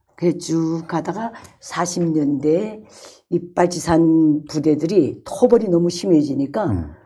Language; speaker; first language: Korean; early bilingual, other home language; Chinese